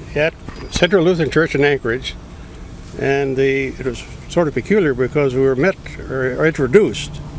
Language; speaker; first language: English; native; English